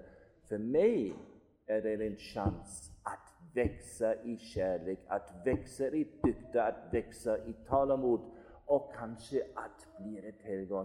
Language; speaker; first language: Swedish; non-native, fluent; German